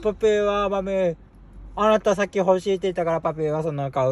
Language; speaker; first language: Japanese; native; Japanese